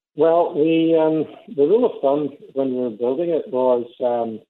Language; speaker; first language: English; native; English